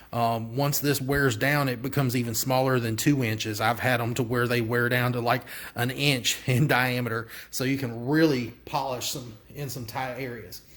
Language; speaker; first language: English; native; English